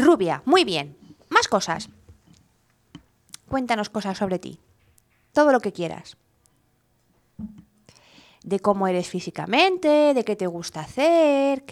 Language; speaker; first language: Spanish; native; Spanish